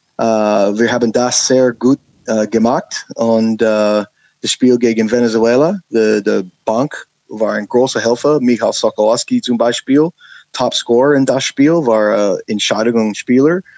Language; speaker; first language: German; non-native, learner; English